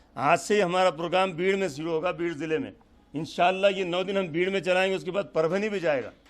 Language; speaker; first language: Urdu; native; Urdu